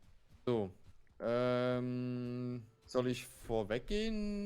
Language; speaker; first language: German; native; German